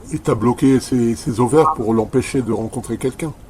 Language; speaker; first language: French; native; French